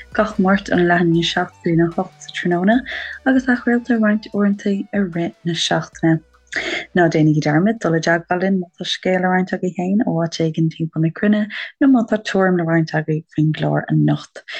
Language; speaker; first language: Irish; native; Irish